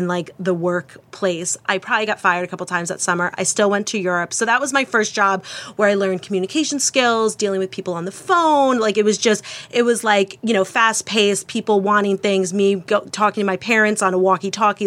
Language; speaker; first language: English; native; English